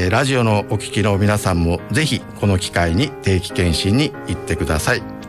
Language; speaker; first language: Japanese; native; Japanese